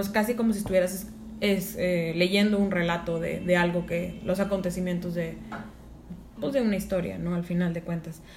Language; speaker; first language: Spanish; native; Spanish